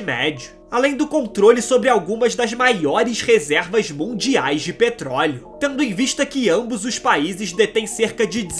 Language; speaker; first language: Portuguese; native; Portuguese